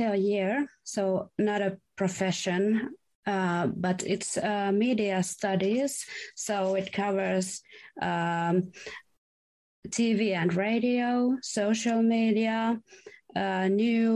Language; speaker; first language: English; non-native, fluent; Finnish